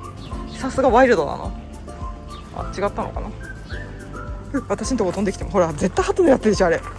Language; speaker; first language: Japanese; native; Japanese